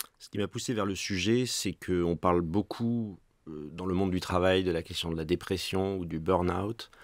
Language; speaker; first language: French; native; French